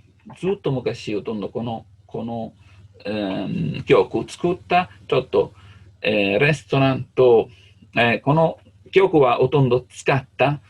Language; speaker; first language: Japanese; non-native, learner; Italian